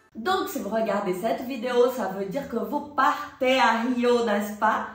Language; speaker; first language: French; non-native, fluent; Portuguese